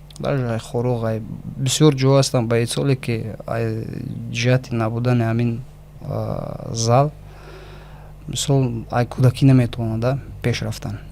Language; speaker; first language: Tajik; non-native, local second language; Shughni